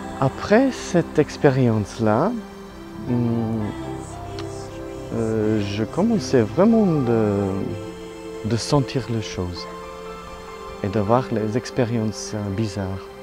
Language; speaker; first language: French; non-native, learner; Italian